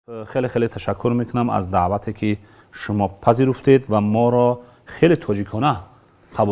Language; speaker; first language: Persian; native; Persian